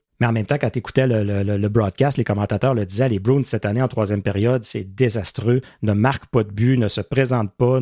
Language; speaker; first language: French; native; French